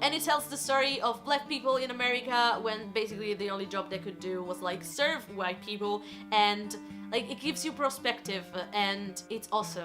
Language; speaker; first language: English; non-native, fluent; Italian